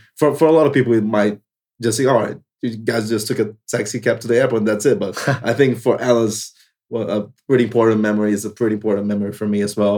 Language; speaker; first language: English; non-native, fluent; Portuguese